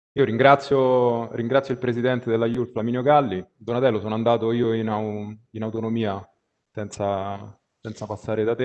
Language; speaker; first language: Italian; native; Italian